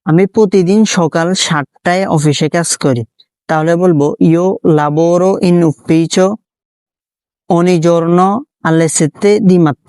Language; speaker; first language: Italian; non-native, fluent; Bangla